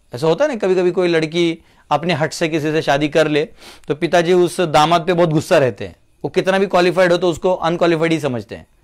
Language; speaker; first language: Hindi; non-native, local second language; Marathi